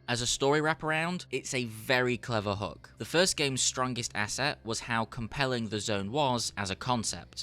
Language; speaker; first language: English; native; English